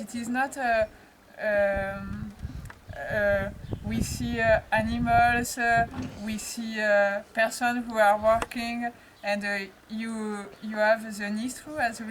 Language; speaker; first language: English; non-native, learner; French